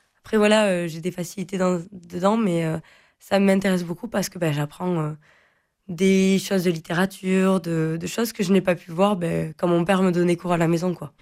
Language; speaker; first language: French; non-native, local second language; Occitan